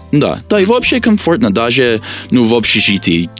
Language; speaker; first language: Russian; non-native, learner; English